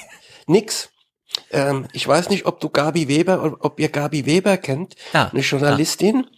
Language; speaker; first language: German; native; German